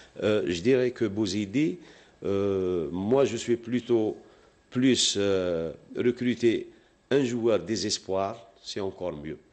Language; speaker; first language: French; non-native, local second language; Arabic